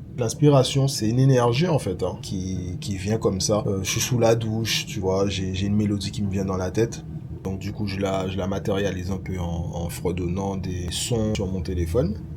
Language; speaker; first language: French; native; French